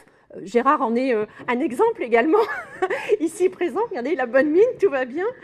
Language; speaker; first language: French; native; French